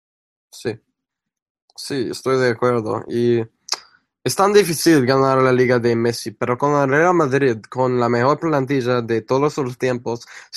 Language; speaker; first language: Spanish; non-native, fluent; English